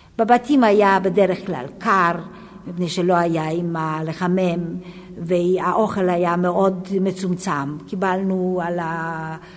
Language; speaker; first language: Hebrew; non-native, fluent; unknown